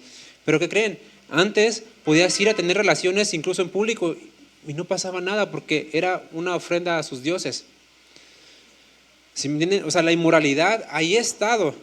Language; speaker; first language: Spanish; native; Spanish